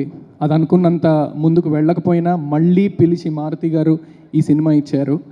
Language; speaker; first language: Telugu; native; Telugu